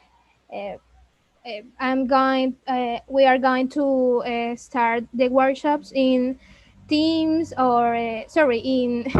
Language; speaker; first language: English; non-native, learner; Spanish